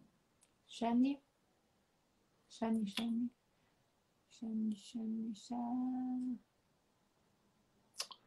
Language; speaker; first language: Italian; native; Italian